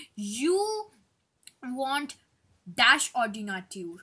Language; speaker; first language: English; non-native, local second language; Hindi